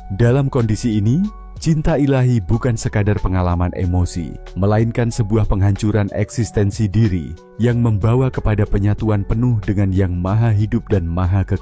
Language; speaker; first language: Indonesian; native; Indonesian